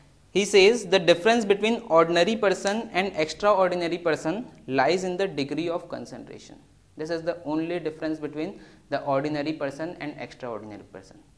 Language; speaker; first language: English; non-native, local second language; Hindi